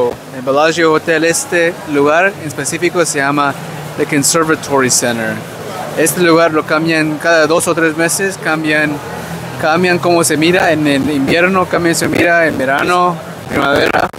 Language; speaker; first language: Spanish; early bilingual, other home language; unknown